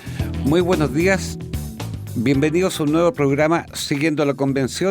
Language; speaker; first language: Spanish; native; Spanish